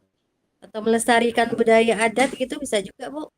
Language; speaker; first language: Malay; native; Malay